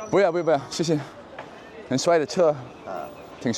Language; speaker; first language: Chinese; non-native, fluent; English